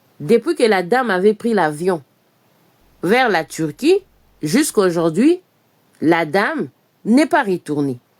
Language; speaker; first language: French; non-native, local second language; Lingala